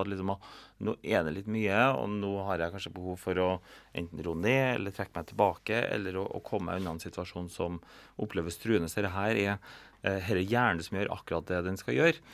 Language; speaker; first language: Norwegian; native; Norwegian